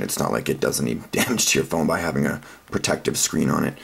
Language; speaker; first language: English; native; English